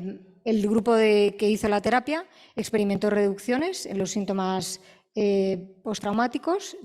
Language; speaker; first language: Spanish; native; Spanish